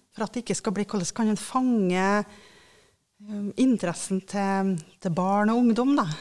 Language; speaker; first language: Norwegian; native; Norwegian